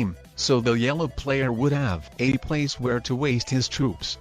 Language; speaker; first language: English; non-native, fluent; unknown